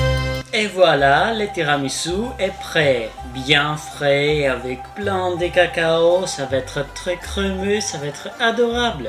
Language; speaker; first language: French; non-native, fluent; Greek